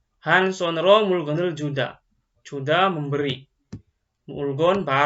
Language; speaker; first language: Korean; non-native, fluent; Indonesian